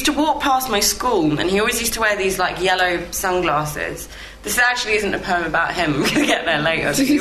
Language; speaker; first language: English; native; English